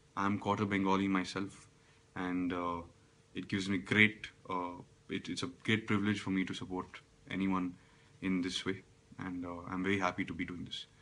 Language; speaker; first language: English; non-native, local second language; Telugu